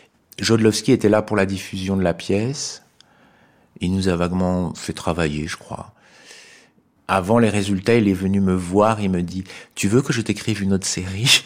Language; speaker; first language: French; native; French